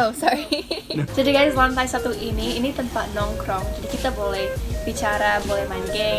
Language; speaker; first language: Indonesian; non-native, fluent; English